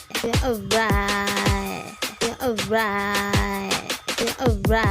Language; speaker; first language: Thai; native; Thai